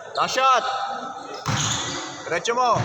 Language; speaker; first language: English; non-native, local second language; Filipino